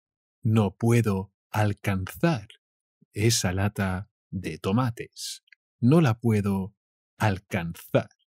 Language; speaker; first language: Spanish; native; Spanish